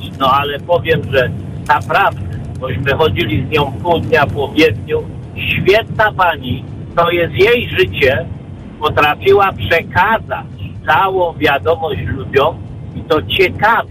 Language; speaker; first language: Polish; native; Polish